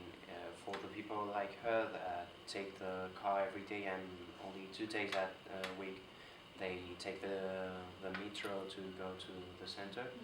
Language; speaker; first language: English; non-native, fluent; Spanish